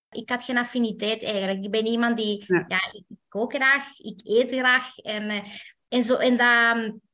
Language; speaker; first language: Dutch; non-native, fluent; Spanish